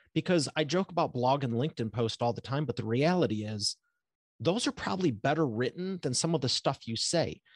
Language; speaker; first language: English; native; English